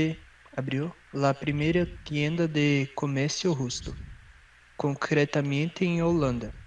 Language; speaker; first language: Spanish; non-native, learner; Portuguese